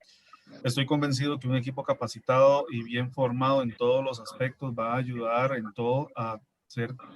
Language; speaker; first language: Spanish; native; Spanish